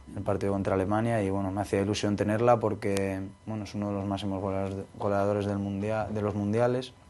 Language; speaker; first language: Spanish; native; Spanish